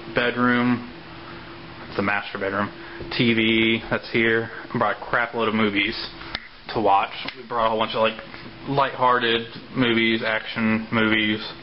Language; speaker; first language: English; native; English